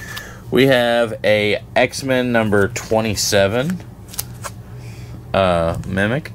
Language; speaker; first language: English; native; English